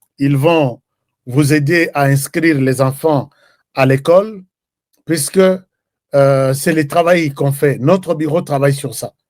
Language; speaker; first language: French; non-native, local second language; Lingala